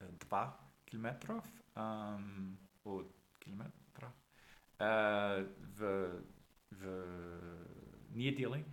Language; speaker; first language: Russian; non-native, learner; English